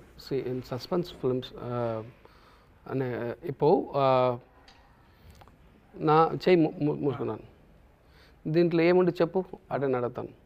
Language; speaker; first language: Telugu; non-native, learner; Tamil